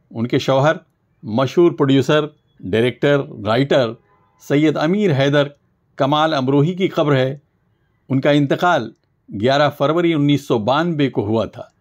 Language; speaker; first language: Urdu; native; Urdu